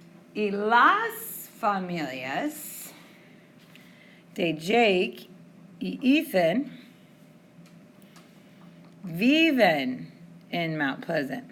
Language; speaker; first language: Spanish; non-native, fluent; English